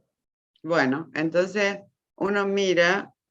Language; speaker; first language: Spanish; native; Spanish